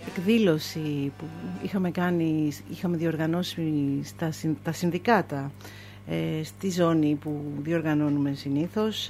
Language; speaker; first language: Greek; native; Greek